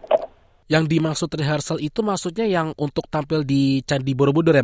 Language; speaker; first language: Indonesian; native; Indonesian